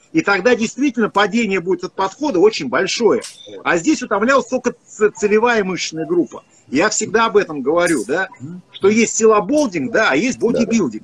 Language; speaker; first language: Russian; native; Russian